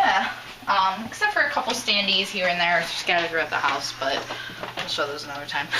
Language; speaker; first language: English; native; English